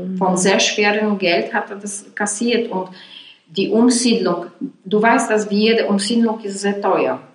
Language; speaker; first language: German; non-native, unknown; Polish